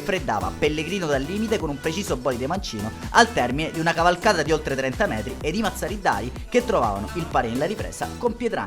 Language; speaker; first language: Italian; native; Italian